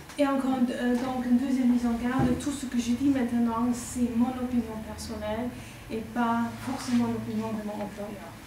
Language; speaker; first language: French; non-native, fluent; German